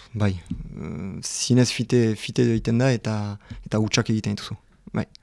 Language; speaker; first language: Basque; non-native, local second language; French